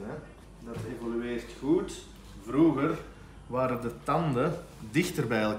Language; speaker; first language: Dutch; native; Dutch